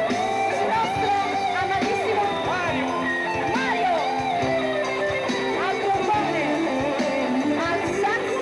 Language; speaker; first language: Italian; native; Italian